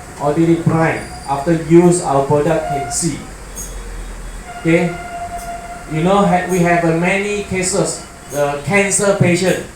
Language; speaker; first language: English; non-native, learner; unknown